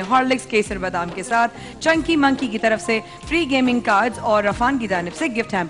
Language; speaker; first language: Urdu; native; Urdu